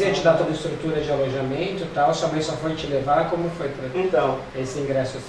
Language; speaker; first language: Portuguese; native; Portuguese